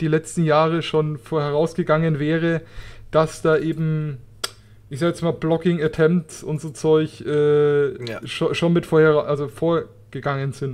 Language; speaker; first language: German; native; German